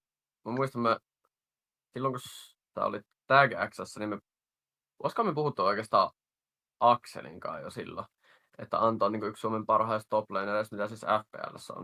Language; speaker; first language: Finnish; native; Finnish